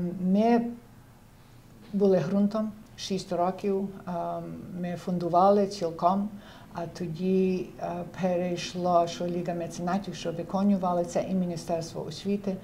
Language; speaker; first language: Ukrainian; early bilingual, heritage; Ukrainian